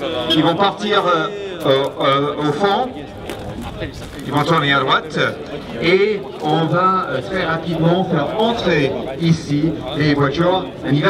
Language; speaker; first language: French; native; French